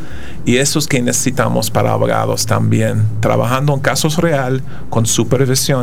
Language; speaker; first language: Spanish; non-native, fluent; English